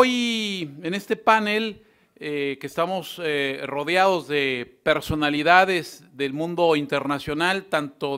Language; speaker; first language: Spanish; native; Spanish